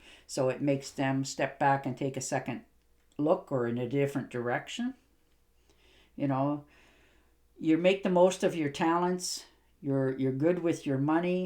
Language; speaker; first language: English; native; English